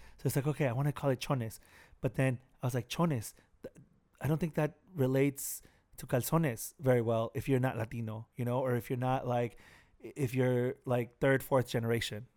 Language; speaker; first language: English; early bilingual, other home language; Spanish